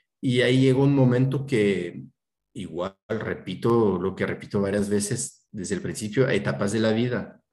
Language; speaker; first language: Spanish; non-native, fluent; French